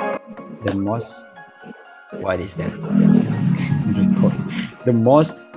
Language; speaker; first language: English; non-native, fluent; Indonesian